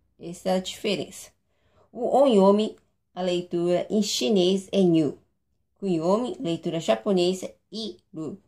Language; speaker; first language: Portuguese; non-native, fluent; Japanese